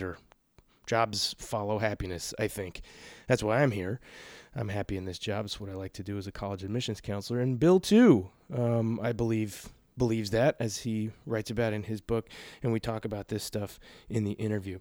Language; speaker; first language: English; native; English